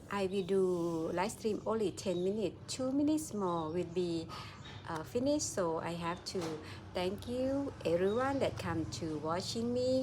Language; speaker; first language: English; non-native, learner; Thai